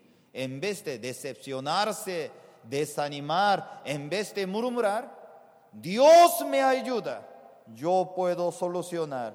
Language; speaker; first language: Spanish; non-native, fluent; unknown